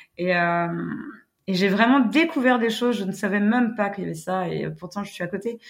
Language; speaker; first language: French; non-native, fluent; English